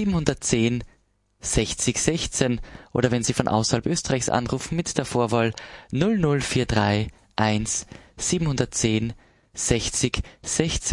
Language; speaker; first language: German; native; German